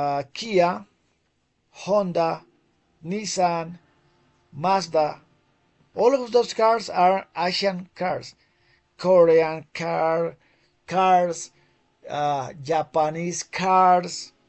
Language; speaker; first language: English; non-native, fluent; Spanish